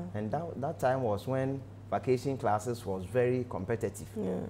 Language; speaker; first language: English; non-native, local second language; Akan